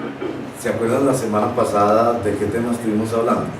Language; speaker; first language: Spanish; native; Spanish